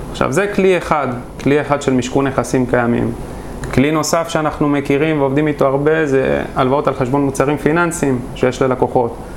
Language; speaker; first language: Hebrew; native; Hebrew